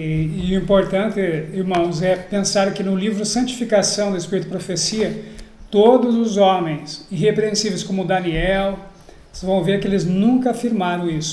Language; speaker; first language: Portuguese; native; Portuguese